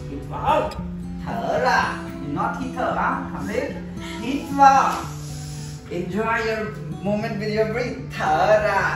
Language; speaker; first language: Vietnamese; non-native, learner; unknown